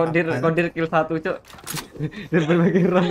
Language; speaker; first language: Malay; non-native, local second language; Javanese